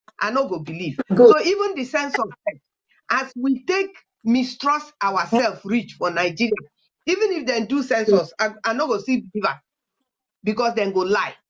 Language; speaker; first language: Nigerian Pidgin; non-native, local second language; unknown